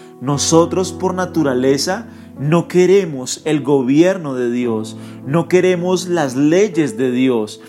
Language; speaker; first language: Spanish; native; Spanish